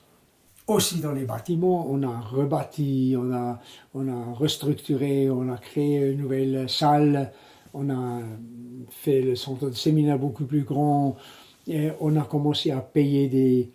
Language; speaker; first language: French; non-native, local second language; German